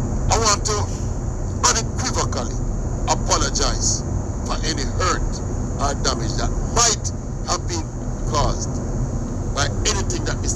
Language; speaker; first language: English; non-native, local second language; Jamaican Creole English